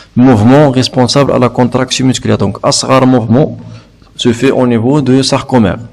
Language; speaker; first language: French; non-native, local second language; Arabic